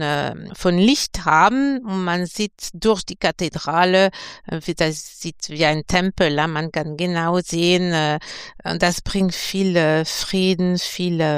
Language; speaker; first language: German; non-native, fluent; French